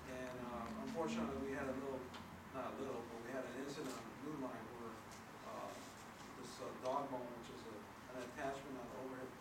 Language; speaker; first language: English; native; English